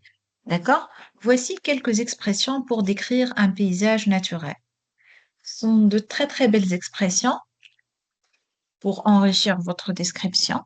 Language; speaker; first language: French; non-native, local second language; Arabic